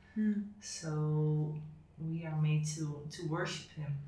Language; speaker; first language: English; non-native, fluent; Dutch